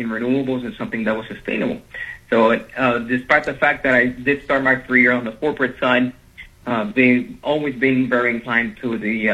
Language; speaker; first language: English; non-native, fluent; Spanish